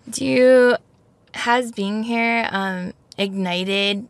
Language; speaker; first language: English; native; English